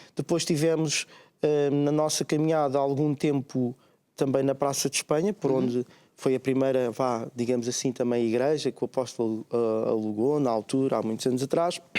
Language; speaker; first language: Portuguese; native; Portuguese